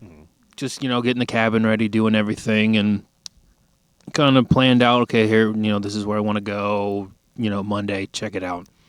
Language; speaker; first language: English; native; English